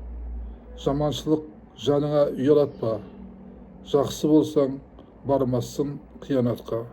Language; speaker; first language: Kazakh; native; Kazakh